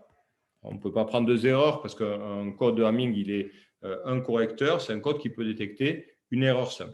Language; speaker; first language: French; native; French